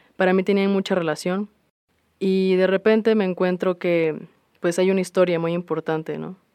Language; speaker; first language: Spanish; native; Spanish